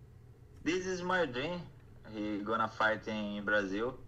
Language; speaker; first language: English; non-native, learner; Portuguese